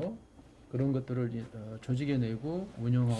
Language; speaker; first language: Korean; native; Korean